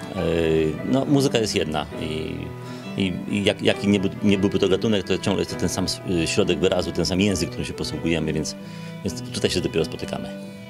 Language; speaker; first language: Polish; native; Polish